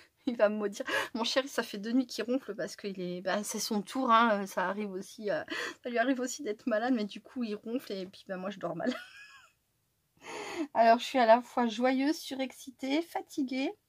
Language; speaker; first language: French; native; French